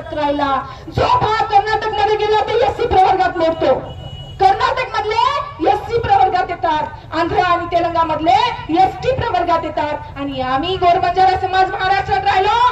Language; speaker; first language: Marathi; non-native, local second language; Lambadi